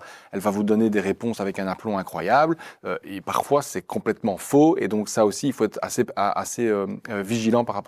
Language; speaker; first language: French; native; French